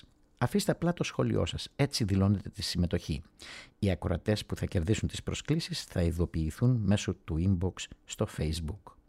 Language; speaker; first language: Greek; native; Greek